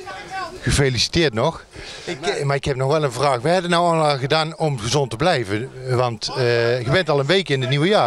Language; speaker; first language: Dutch; native; Dutch